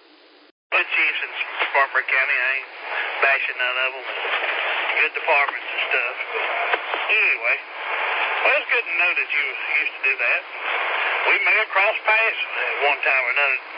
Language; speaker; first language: English; native; English